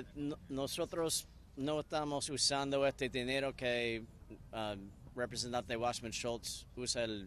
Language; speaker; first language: Spanish; non-native, learner; English